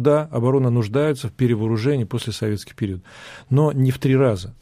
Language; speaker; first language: Russian; native; Russian